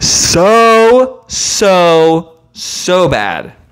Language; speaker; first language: English; native; English